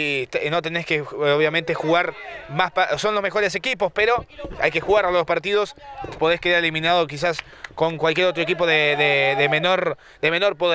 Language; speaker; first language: Spanish; native; Spanish